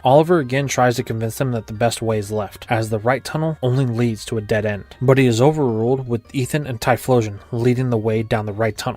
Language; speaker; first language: English; native; English